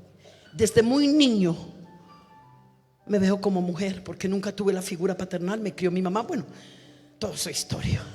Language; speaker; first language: Spanish; native; Spanish